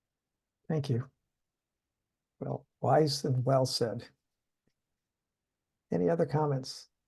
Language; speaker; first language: English; native; English